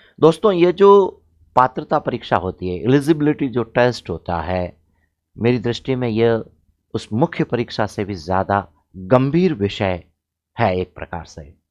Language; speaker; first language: Hindi; native; Hindi